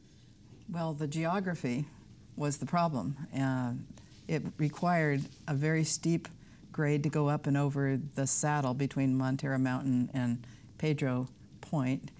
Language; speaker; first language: English; native; English